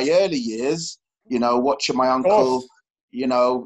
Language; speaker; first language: English; native; English